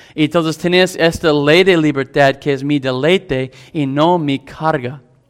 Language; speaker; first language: Spanish; non-native, fluent; English